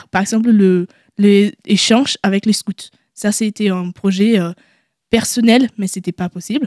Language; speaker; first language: French; non-native, learner; German